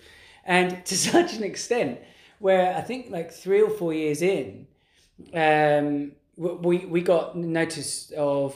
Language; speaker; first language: English; native; English